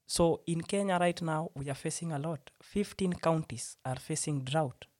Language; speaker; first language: English; non-native, local second language; Swahili